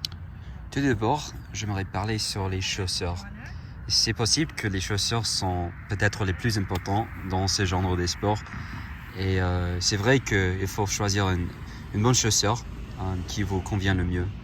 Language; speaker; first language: French; non-native, fluent; English